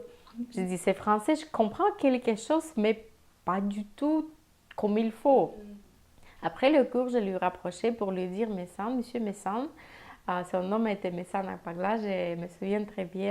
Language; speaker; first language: French; non-native, fluent; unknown